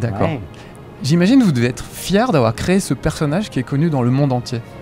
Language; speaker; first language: French; native; French